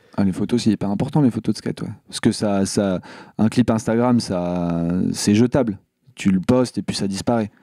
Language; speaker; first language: French; native; French